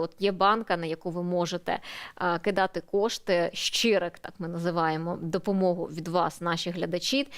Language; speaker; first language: Ukrainian; native; Ukrainian